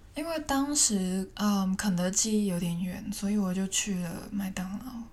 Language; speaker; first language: Chinese; non-native, fluent; Cantonese